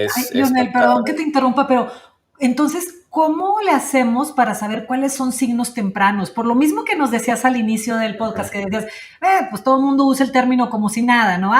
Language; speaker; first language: Spanish; native; Spanish